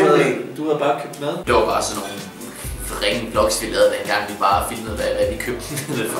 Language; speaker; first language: Danish; native; Danish